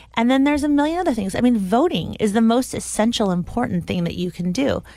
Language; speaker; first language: English; native; English